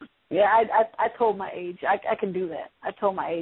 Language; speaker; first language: English; early bilingual, other home language; Spanish